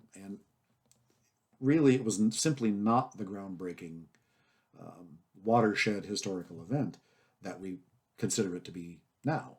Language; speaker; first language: English; native; English